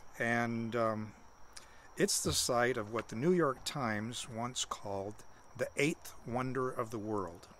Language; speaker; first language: English; native; English